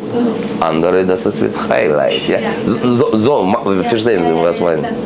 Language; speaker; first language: German; non-native, learner; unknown